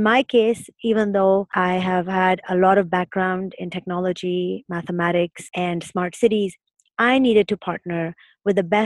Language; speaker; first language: English; non-native, local second language; Urdu